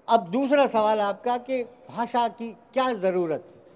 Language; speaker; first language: Hindi; non-native, local second language; Rajasthani